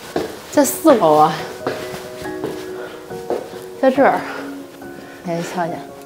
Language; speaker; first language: Chinese; native; Chinese